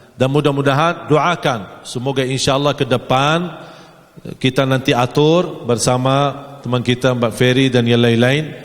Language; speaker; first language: Malay; non-native, fluent; Arabic